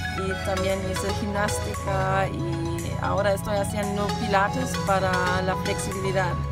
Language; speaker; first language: Spanish; non-native, fluent; German